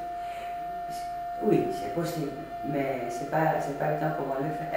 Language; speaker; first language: French; non-native, fluent; Greek